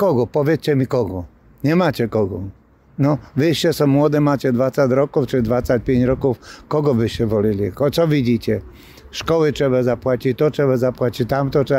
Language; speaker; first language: Slovak; non-native, local second language; Polish